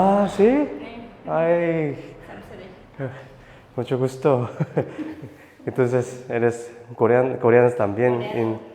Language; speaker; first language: Spanish; non-native, fluent; Korean